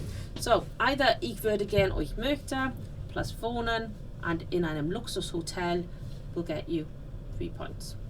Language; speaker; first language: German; non-native, fluent; English